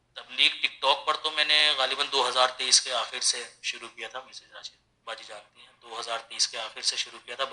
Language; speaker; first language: Urdu; native; Urdu